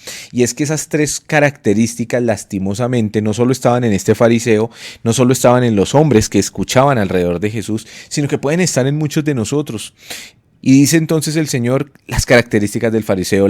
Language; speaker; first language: Spanish; native; Spanish